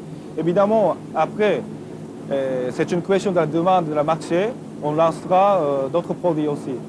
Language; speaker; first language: French; non-native, fluent; Japanese